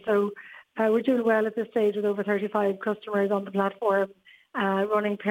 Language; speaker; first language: English; native; English